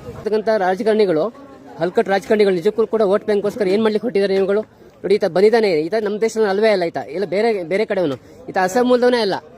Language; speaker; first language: Kannada; native; Kannada